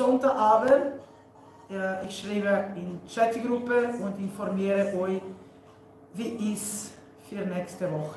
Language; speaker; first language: German; non-native, learner; Spanish